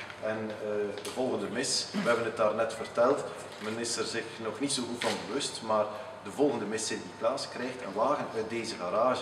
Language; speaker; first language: Dutch; native; Dutch